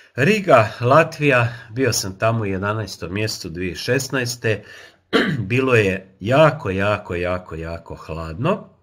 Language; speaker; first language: Croatian; native; Croatian